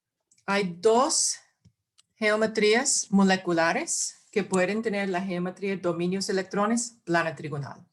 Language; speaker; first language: Spanish; early bilingual, heritage; English